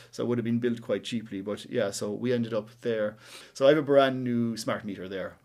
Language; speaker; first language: English; native; English